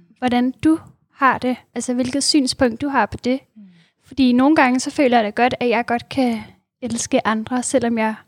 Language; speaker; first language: Danish; native; Danish